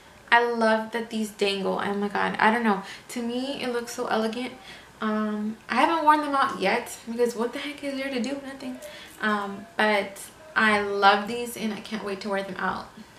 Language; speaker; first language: English; early bilingual, other home language; Spanish